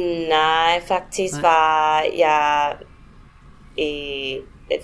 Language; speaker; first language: Danish; non-native, fluent; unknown